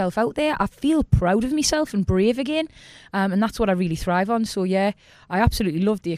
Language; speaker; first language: English; native; English